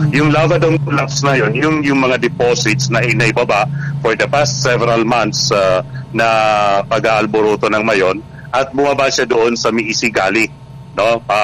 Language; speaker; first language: Filipino; non-native, local second language; Bikol